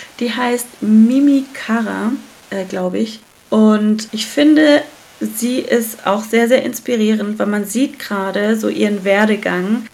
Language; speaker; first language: German; early bilingual, other home language; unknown